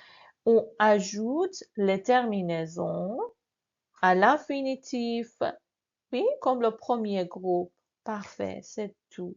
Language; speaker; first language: French; non-native, fluent; Persian